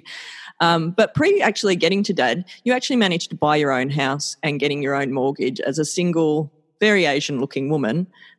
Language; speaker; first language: English; native; English